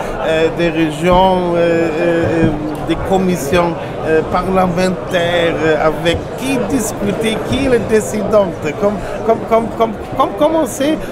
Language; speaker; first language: French; non-native, learner; German